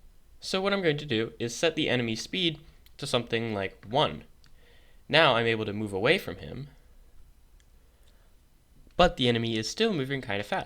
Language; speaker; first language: English; native; English